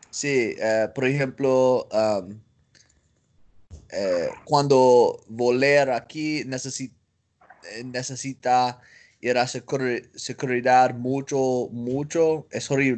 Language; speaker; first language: Spanish; non-native, learner; English